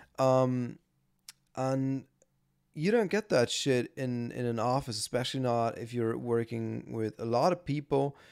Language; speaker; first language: English; non-native, fluent; German